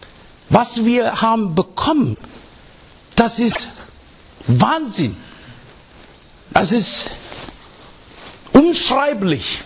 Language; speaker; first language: German; non-native, fluent; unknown